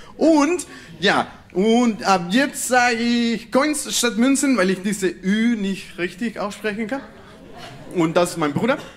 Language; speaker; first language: German; non-native, fluent; Spanish